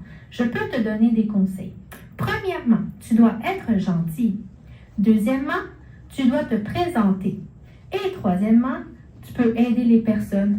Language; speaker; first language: French; non-native, learner; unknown